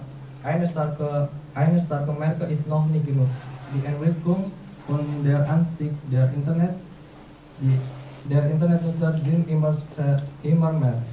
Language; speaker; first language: German; non-native, learner; Indonesian